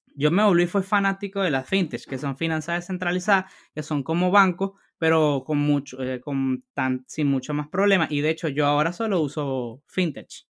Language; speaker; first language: Spanish; native; Spanish